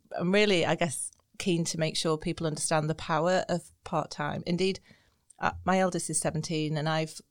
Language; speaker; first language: English; native; English